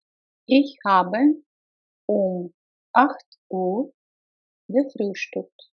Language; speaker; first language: German; non-native, fluent; Russian